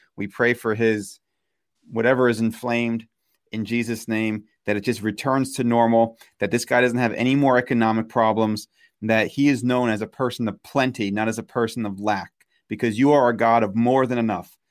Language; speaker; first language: English; native; English